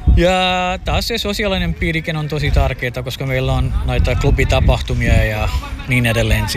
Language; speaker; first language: Finnish; non-native, fluent; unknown